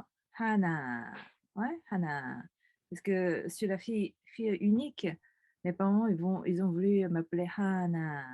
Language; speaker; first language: French; non-native, fluent; Korean